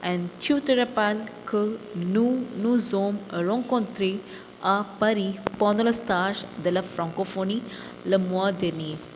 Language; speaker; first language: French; non-native, fluent; Tamil